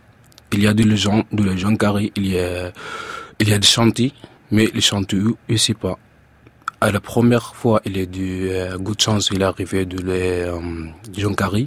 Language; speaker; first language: French; non-native, learner; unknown